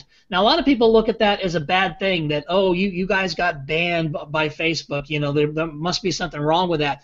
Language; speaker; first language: English; native; English